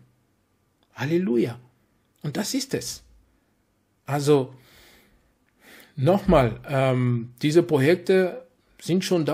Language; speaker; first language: German; non-native, fluent; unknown